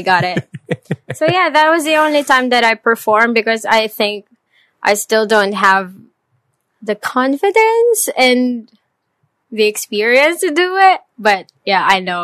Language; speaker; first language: English; non-native, local second language; Filipino